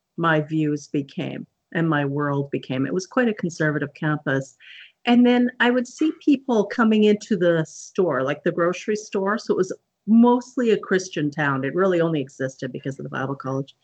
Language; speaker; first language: English; native; English